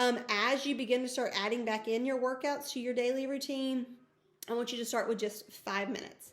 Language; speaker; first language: English; native; English